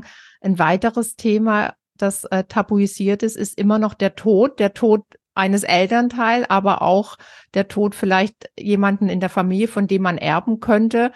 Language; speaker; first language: German; native; German